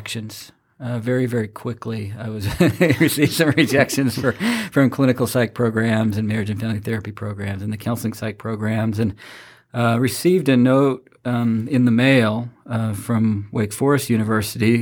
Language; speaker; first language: English; native; English